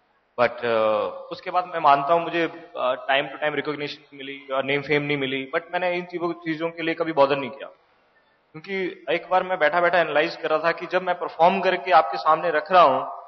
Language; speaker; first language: Hindi; native; Hindi